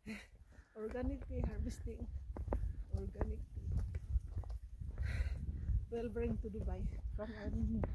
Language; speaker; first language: English; non-native, local second language; Filipino